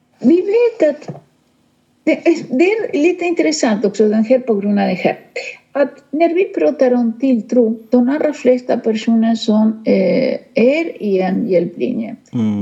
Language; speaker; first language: Swedish; non-native, fluent; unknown